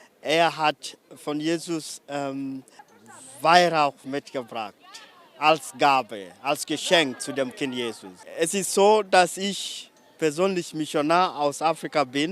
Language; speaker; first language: German; non-native, fluent; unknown